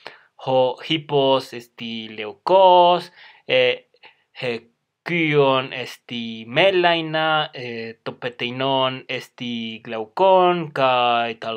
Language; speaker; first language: Greek; non-native, fluent; Spanish